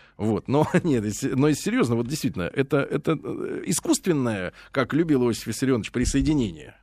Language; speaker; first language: Russian; native; Russian